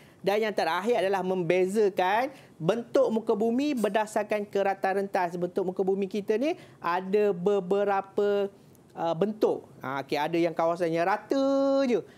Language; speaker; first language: Malay; native; Malay